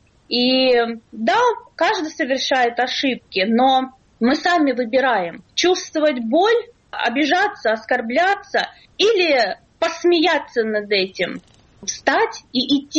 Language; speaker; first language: Russian; native; Russian